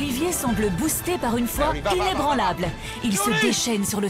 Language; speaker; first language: French; native; French